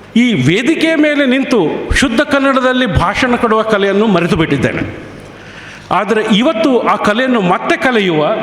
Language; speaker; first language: Kannada; native; Kannada